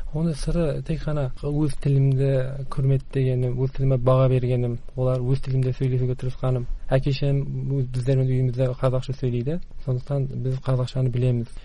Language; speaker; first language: Kazakh; early bilingual, heritage; Kazakh